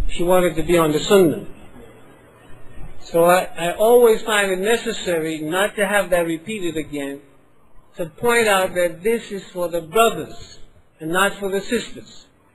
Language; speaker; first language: English; native; English